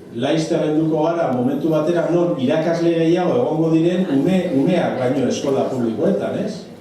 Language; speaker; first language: Basque; native; Basque